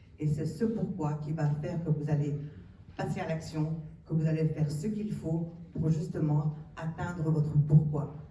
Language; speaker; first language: French; early bilingual, other home language; Arabic